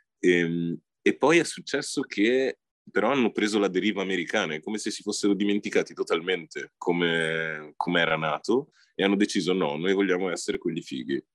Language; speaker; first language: Italian; early bilingual, other home language; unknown